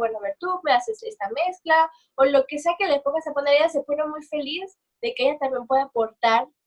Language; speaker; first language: Spanish; native; Spanish